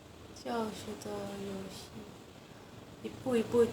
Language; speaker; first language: Chinese; non-native, fluent; Indonesian